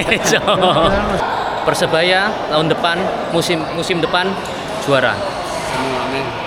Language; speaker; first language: Indonesian; non-native, learner; Spanish